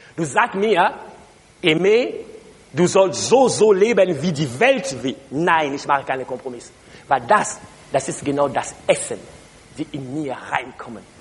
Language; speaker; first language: German; non-native, learner; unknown